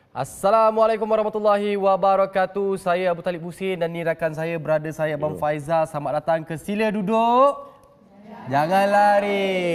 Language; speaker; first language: Malay; native; Malay